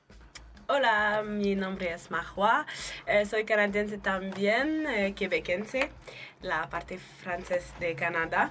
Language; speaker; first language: Spanish; non-native, learner; French